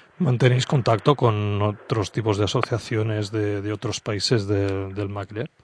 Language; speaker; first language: Spanish; non-native, local second language; Catalan